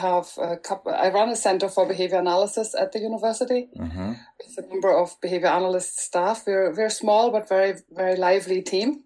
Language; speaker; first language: English; non-native, fluent; German